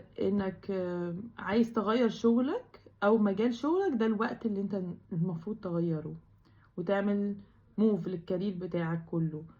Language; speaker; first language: Arabic; native; Arabic